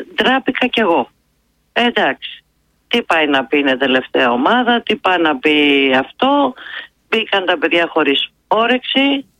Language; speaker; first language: Greek; native; Greek